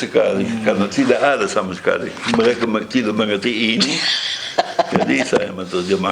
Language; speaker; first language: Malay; non-native, fluent; Dutch